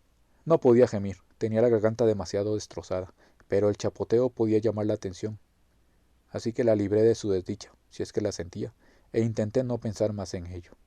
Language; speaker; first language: Spanish; native; Spanish